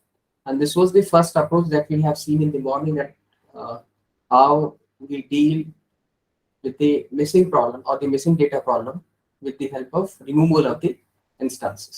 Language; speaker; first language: English; non-native, local second language; Hindi